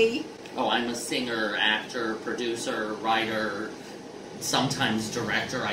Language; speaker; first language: English; native; English